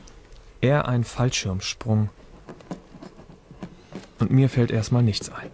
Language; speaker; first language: German; native; German